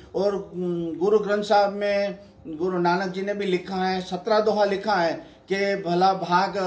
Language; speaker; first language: Hindi; non-native, local second language; Gujarati